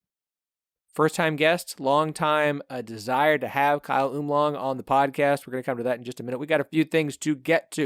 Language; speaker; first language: English; native; English